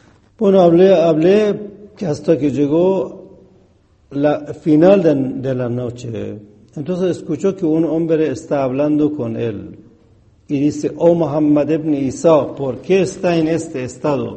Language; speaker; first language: Spanish; non-native, fluent; Persian